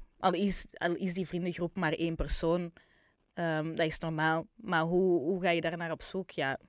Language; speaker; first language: Dutch; native; Dutch